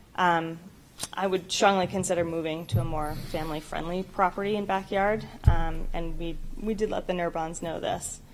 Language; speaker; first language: English; native; English